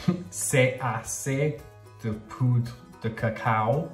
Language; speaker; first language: French; non-native, learner; English